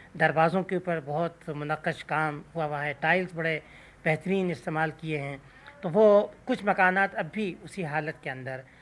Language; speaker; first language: Urdu; non-native, local second language; Sindhi